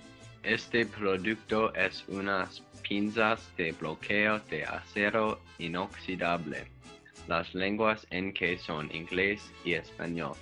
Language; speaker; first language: Spanish; non-native, learner; English